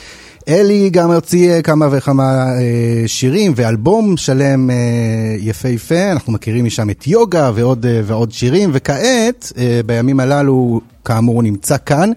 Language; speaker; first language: Hebrew; native; Hebrew